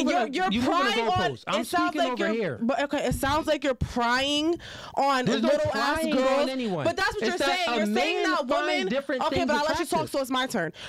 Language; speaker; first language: English; native; English